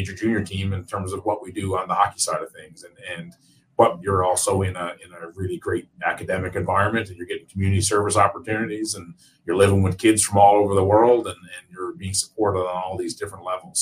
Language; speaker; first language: English; native; English